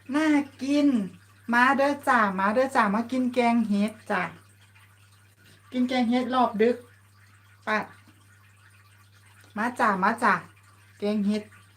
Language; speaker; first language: Thai; native; Thai